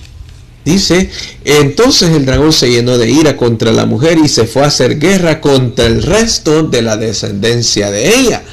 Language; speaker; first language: Spanish; native; Spanish